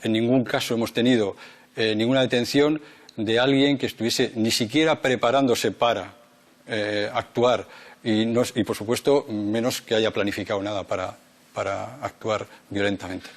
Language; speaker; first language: Spanish; native; Spanish